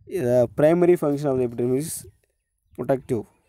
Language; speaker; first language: English; non-native, local second language; Tamil